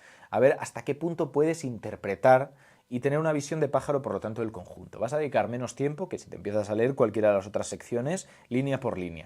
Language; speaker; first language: Spanish; native; Spanish